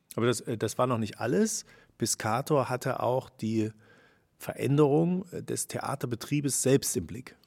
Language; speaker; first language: German; native; German